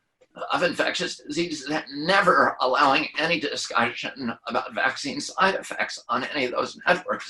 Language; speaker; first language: English; native; English